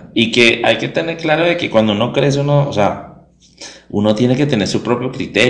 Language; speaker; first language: Spanish; native; Spanish